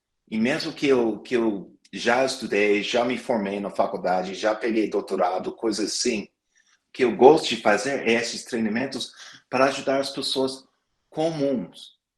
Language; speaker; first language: Portuguese; non-native, fluent; English